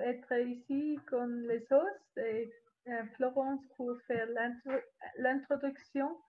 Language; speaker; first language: French; non-native, learner; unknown